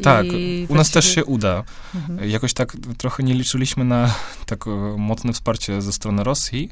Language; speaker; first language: Polish; non-native, fluent; Russian